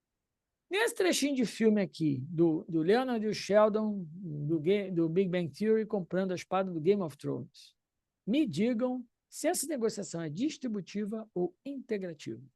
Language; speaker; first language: Portuguese; native; Portuguese